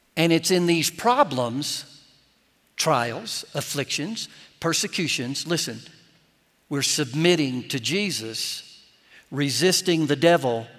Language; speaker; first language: English; native; English